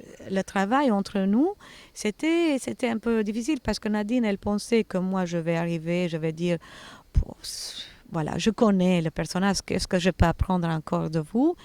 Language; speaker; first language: French; non-native, fluent; Albanian